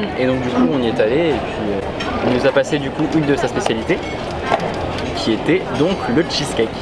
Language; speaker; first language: French; native; French